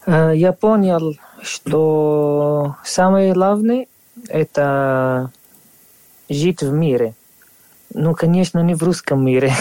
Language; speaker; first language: Russian; non-native, fluent; Arabic